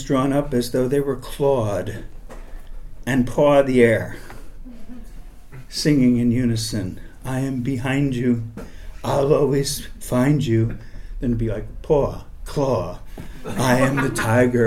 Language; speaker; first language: English; native; English